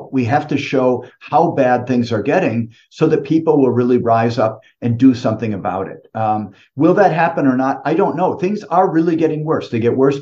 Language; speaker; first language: English; native; English